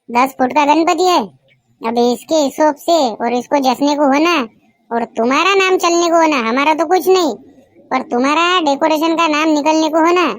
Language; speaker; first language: Hindi; non-native, local second language; Marathi